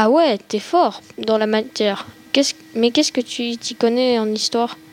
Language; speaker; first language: French; native; French